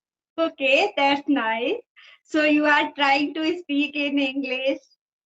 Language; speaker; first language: English; non-native, fluent; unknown